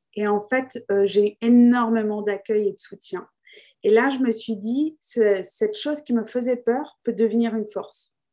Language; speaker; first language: French; native; French